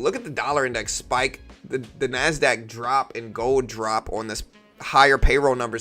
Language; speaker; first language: English; native; English